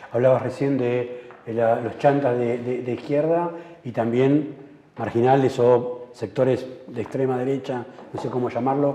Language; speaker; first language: Spanish; native; Spanish